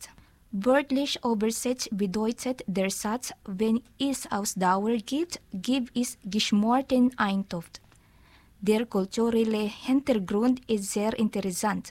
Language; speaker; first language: German; non-native, learner; Filipino